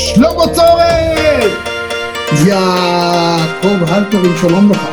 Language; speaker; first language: Hebrew; non-native, fluent; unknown